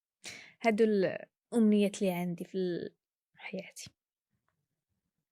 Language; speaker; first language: Arabic; native; Arabic